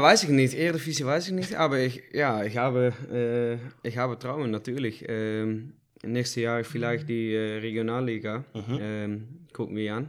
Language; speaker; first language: German; non-native, learner; Dutch